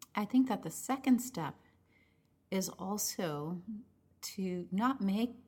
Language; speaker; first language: English; early bilingual, other home language; Spanish